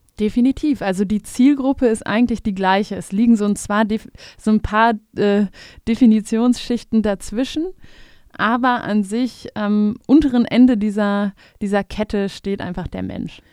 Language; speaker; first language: German; native; German